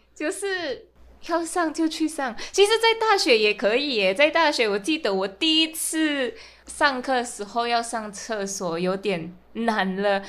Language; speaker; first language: Chinese; non-native, fluent; Min Nan Chinese